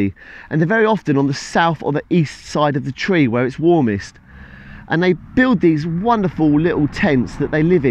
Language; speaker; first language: English; native; English